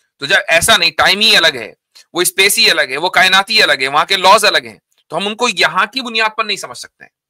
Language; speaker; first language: Hindi; native; Hindi